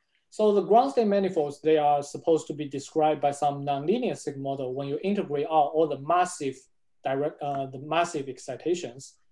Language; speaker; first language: English; non-native, fluent; Chinese